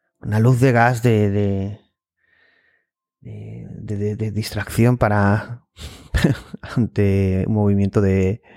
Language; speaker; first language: Spanish; native; Spanish